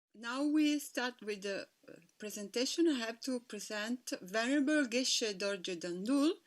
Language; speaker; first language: English; non-native, fluent; Italian